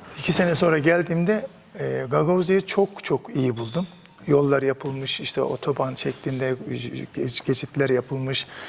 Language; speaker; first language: Turkish; native; Turkish